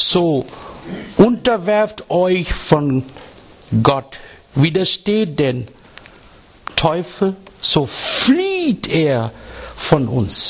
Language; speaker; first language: German; non-native, fluent; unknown